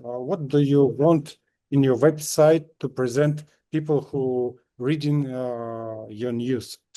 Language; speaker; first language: English; non-native, learner; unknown